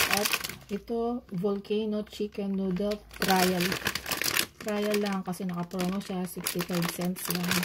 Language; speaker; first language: Filipino; native; Filipino